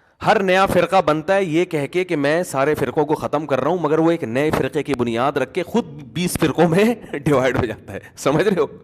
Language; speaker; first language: Urdu; native; Urdu